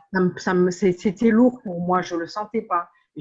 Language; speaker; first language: French; native; French